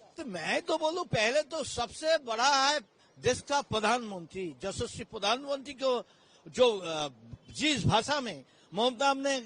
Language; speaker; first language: Hindi; non-native, local second language; Bangla